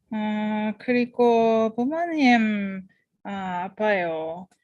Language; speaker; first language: Korean; non-native, learner; English